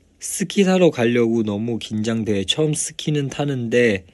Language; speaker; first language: Korean; non-native, fluent; Chinese